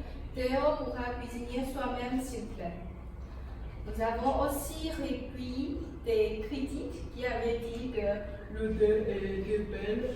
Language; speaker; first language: French; non-native, fluent; Chinese